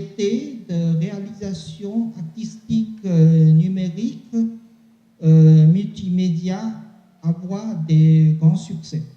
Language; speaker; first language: French; non-native, learner; Chinese